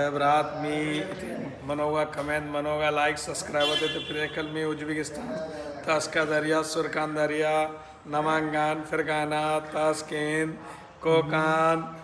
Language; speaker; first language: Russian; non-native, learner; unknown